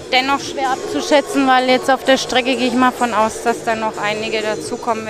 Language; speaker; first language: German; native; German